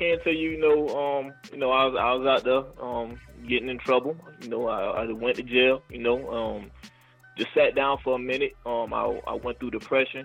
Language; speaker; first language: English; native; English